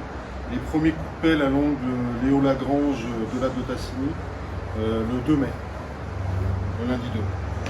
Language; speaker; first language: French; native; French